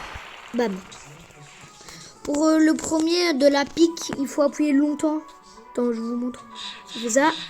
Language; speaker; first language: French; native; French